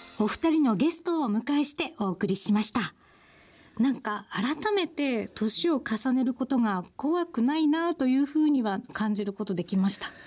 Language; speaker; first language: Japanese; native; Japanese